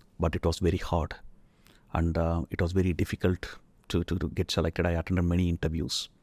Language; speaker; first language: English; non-native, local second language; Tamil